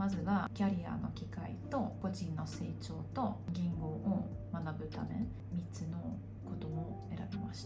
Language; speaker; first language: Japanese; non-native, fluent; Hungarian